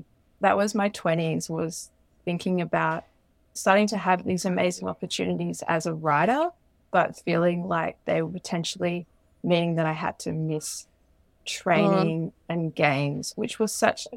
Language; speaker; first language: English; native; English